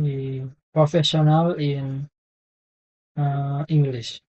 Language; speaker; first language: English; non-native, learner; Indonesian